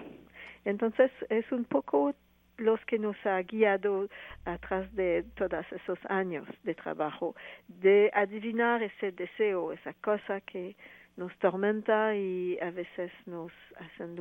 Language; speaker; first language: Spanish; non-native, fluent; French